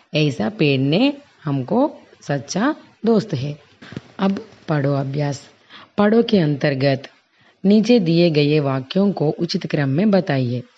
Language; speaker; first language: Hindi; non-native, local second language; Telugu